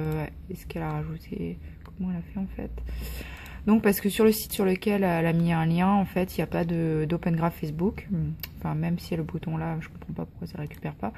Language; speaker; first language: French; native; French